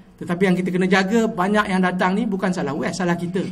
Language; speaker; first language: Malay; native; Malay